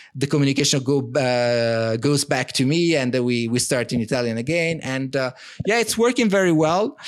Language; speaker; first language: English; non-native, fluent; Italian